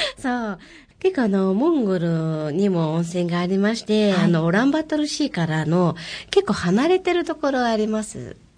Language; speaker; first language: Japanese; non-native, fluent; Mongolian